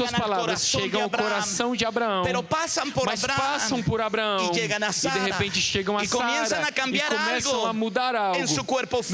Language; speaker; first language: Portuguese; non-native, fluent; Spanish